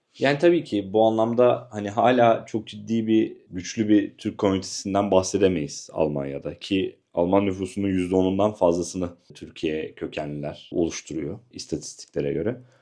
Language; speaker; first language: Turkish; native; Turkish